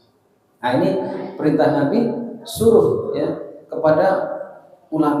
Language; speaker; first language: Indonesian; native; Indonesian